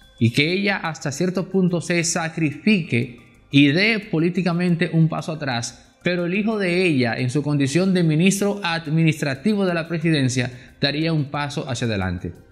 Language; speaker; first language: Spanish; native; Spanish